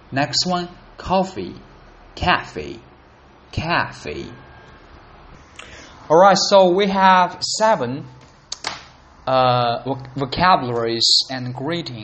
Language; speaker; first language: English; non-native, learner; Chinese